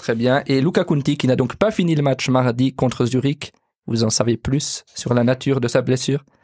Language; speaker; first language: French; native; French